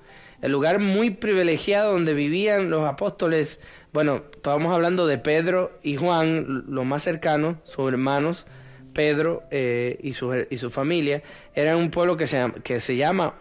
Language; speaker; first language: Spanish; native; Spanish